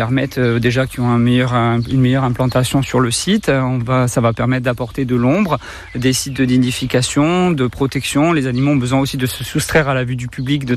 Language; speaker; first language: French; native; French